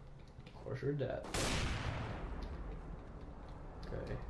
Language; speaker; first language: English; non-native, learner; Portuguese